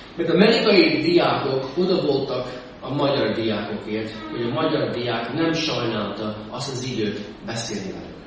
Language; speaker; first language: Hungarian; non-native, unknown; English